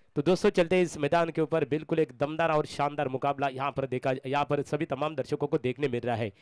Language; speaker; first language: Hindi; non-native, local second language; Marathi